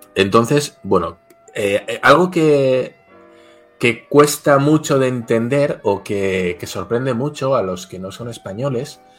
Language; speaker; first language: Spanish; native; Spanish